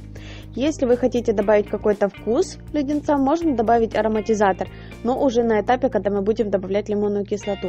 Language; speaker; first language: Russian; native; Russian